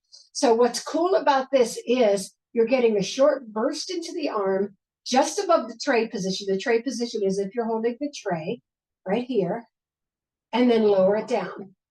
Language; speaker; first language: English; native; English